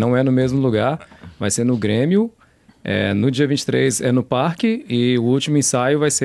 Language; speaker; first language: Portuguese; native; Portuguese